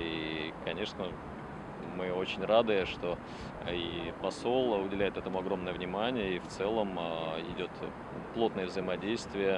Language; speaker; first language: Russian; native; Russian